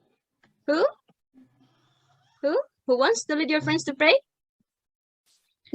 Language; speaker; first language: English; non-native, fluent; Indonesian